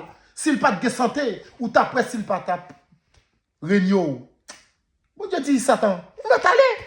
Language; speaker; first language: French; non-native, local second language; Haitian Creole